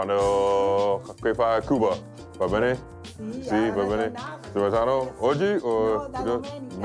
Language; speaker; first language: Italian; non-native, learner; English